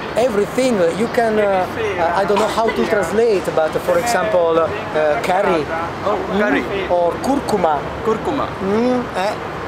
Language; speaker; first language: English; non-native, learner; Italian